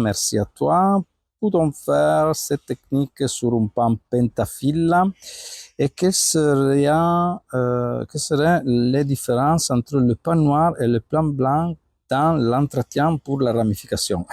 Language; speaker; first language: French; non-native, fluent; Italian